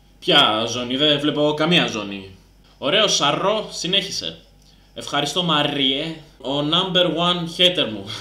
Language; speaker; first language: Greek; early bilingual, other home language; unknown